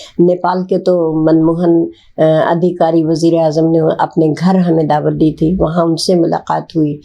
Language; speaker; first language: Urdu; native; Urdu